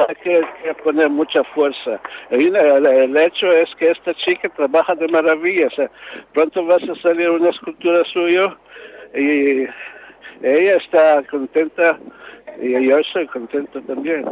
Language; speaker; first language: Spanish; non-native, learner; Hebrew